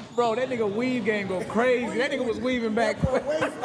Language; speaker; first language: English; native; English